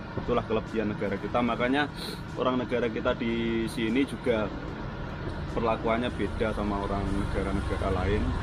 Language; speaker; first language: Indonesian; non-native, local second language; Javanese